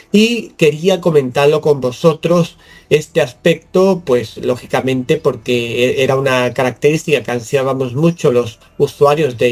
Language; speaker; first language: Spanish; native; Spanish